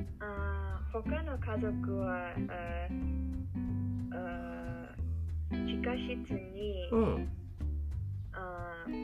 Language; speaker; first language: Japanese; non-native, learner; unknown